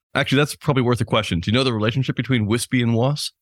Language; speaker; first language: English; native; English